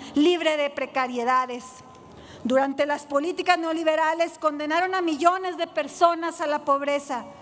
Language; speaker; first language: Spanish; native; Spanish